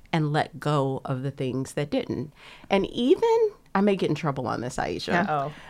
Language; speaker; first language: English; native; English